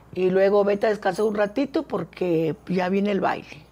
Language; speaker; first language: Spanish; native; Spanish